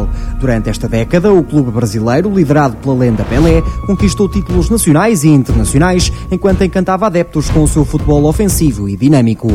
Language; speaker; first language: Portuguese; native; Portuguese